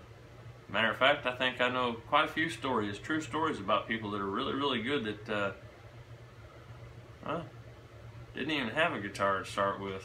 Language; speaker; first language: English; native; English